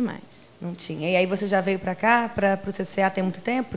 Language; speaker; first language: Portuguese; native; Portuguese